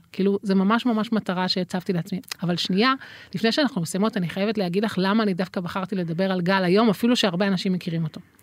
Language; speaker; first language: Hebrew; native; Hebrew